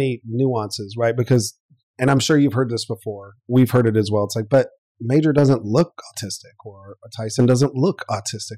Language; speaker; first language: English; native; English